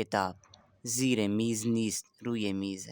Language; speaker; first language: Persian; non-native, fluent; Urdu